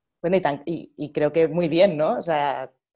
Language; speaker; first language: Spanish; native; Spanish